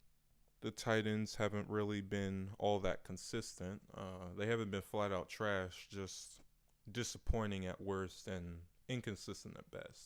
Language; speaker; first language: English; native; English